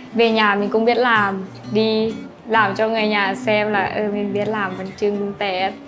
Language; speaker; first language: Vietnamese; non-native, fluent; Lao